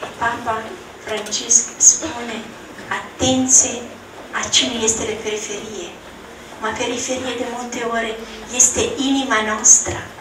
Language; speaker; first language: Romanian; non-native, learner; Italian